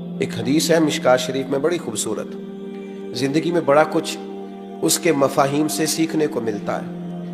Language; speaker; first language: Urdu; native; Urdu